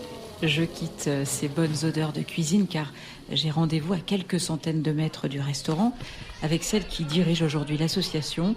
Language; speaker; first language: French; native; French